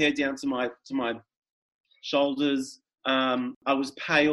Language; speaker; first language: English; native; English